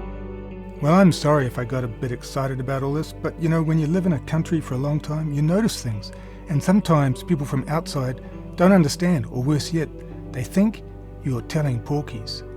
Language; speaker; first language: English; native; English